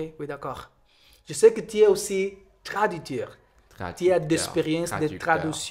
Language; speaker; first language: French; non-native, fluent; Portuguese